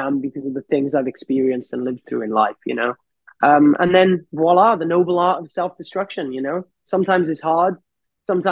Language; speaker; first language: English; native; English